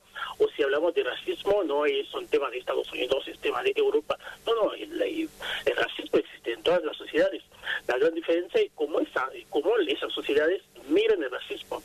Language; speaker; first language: Spanish; non-native, fluent; Haitian Creole